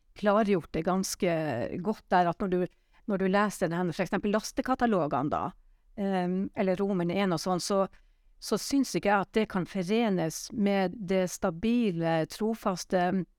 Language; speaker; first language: Norwegian; native; Norwegian